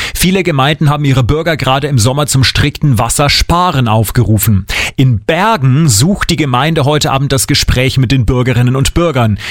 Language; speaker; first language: German; native; German